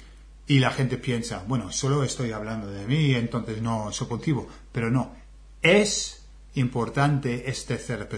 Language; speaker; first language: Spanish; non-native, fluent; English